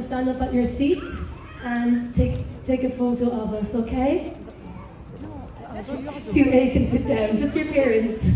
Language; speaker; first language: English; native; English